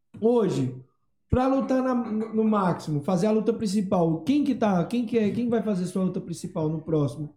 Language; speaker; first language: Portuguese; native; Portuguese